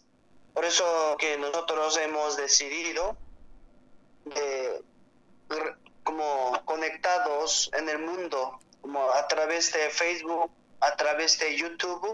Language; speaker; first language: Spanish; non-native, learner; Korean